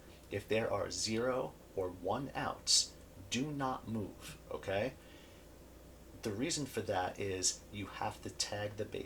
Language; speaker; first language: English; native; English